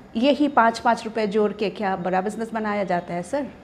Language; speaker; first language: Hindi; non-native, local second language; Bangla